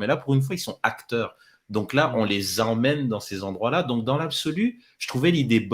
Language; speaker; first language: French; native; French